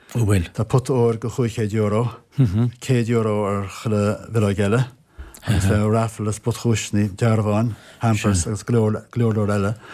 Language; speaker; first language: Irish; non-native, local second language; English